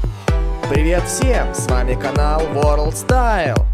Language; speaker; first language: Russian; native; Russian